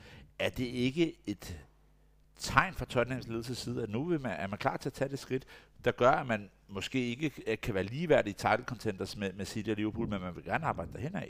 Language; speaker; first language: Danish; native; Danish